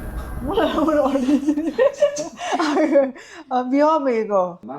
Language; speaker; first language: Korean; non-native, learner; Lao